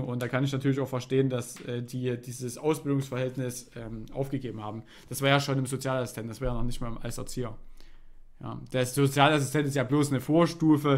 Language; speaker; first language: German; native; German